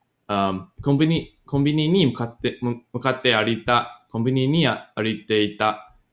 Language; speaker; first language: Japanese; non-native, learner; English